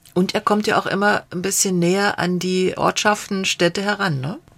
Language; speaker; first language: German; native; German